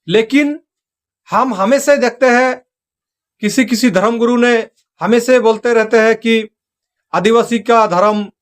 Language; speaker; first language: Hindi; non-native, local second language; Santali